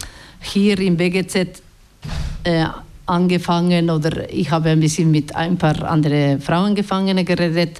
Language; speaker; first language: German; non-native, learner; Basque